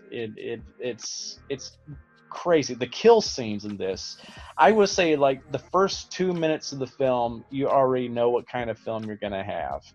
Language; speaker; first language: English; native; English